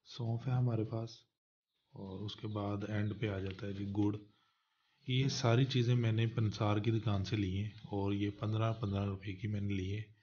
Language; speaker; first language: Urdu; non-native, local second language; Punjabi